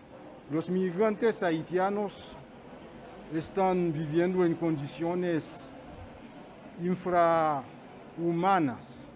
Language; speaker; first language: Spanish; non-native, fluent; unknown